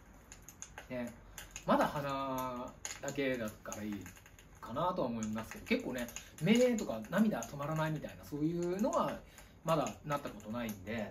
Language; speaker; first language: Japanese; native; Japanese